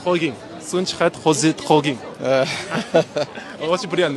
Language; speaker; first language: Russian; non-native, learner; Japanese